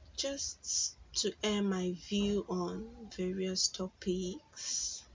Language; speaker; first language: English; non-native, local second language; Igbo